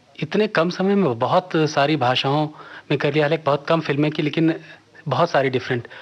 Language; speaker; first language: Hindi; native; Hindi